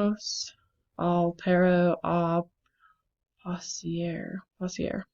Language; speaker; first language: Spanish; non-native, learner; English